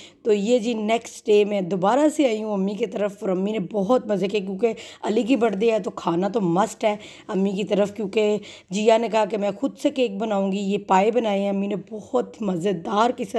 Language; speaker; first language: Urdu; native; Urdu